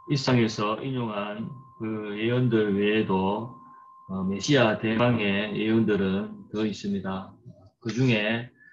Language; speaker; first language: Korean; native; Korean